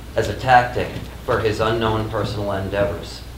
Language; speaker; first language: English; native; English